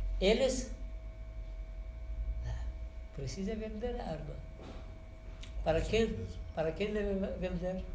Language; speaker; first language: Portuguese; non-native, learner; Persian